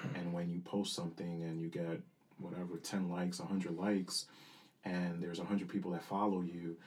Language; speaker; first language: English; early bilingual, other home language; Spanish